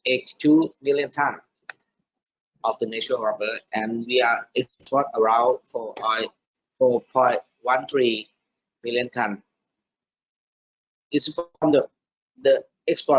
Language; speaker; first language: English; non-native, learner; Thai